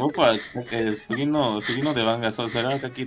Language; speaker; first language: Japanese; non-native, learner; Spanish